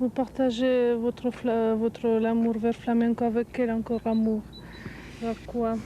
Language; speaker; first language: French; non-native, fluent; Russian